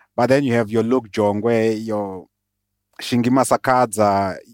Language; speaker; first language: English; non-native, local second language; Shona